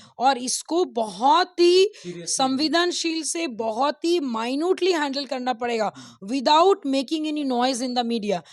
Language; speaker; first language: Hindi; non-native, local second language; Bangla